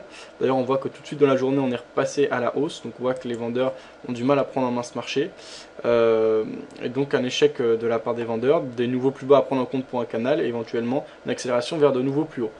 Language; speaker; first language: French; native; French